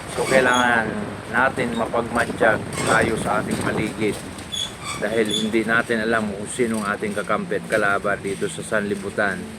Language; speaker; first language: Filipino; non-native, local second language; Cebuano